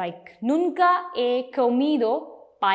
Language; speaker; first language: Spanish; non-native, fluent; Hindi